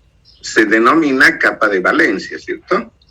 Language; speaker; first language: Spanish; native; Spanish